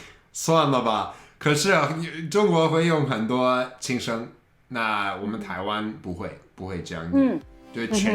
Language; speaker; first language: Chinese; non-native, fluent; English